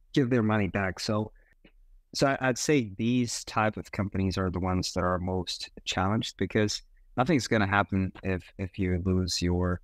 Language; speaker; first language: English; non-native, fluent; Portuguese